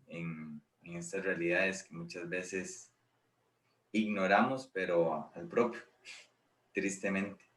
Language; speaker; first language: Spanish; native; Spanish